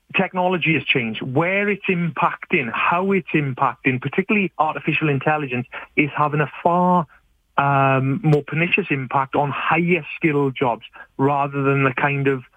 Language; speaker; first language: English; native; English